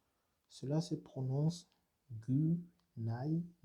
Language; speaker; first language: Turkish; non-native, fluent; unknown